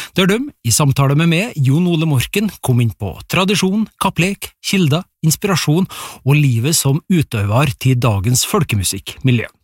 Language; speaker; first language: Norwegian; native; Norwegian